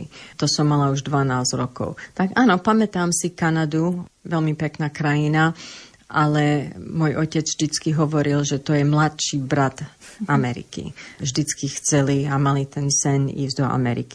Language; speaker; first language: Slovak; early bilingual, heritage; Slovak